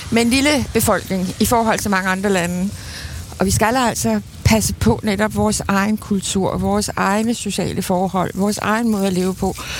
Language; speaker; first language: Danish; native; Danish